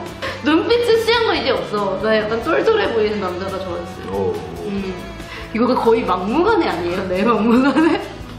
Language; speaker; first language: Korean; native; Korean